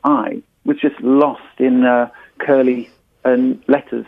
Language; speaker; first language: English; native; English